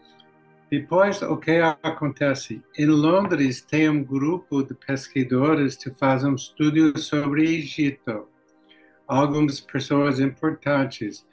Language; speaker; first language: Portuguese; non-native, learner; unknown